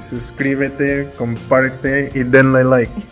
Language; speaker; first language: Spanish; non-native, learner; English